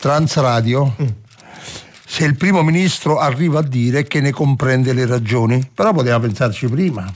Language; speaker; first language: Italian; native; Italian